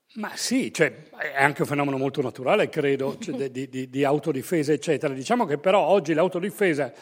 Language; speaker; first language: Italian; native; Italian